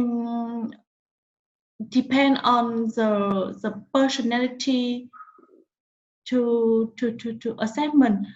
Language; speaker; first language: English; non-native, learner; Vietnamese